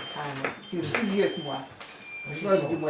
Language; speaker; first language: French; native; French